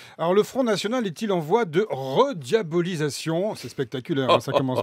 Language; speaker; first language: French; native; French